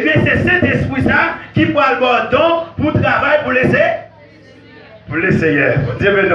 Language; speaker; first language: French; non-native, local second language; Haitian Creole